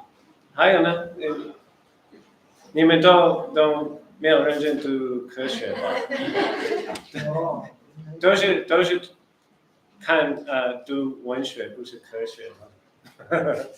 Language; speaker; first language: Chinese; early bilingual, heritage; Chinese